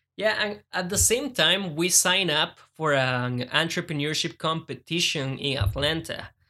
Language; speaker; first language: English; non-native, fluent; Spanish